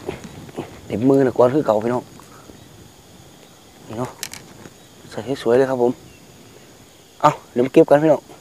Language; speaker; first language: Thai; non-native, local second language; Northeastern Thai